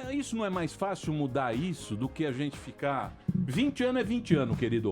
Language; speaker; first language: Portuguese; native; Portuguese